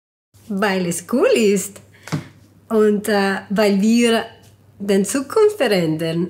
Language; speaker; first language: German; non-native, fluent; Spanish